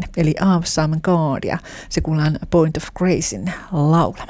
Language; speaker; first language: Finnish; native; Finnish